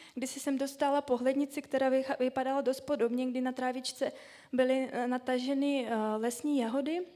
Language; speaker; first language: Czech; non-native, fluent; Russian